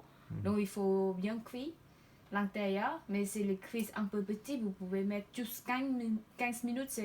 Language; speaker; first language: French; non-native, learner; Khmer